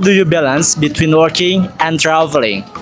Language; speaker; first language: English; non-native, learner; Indonesian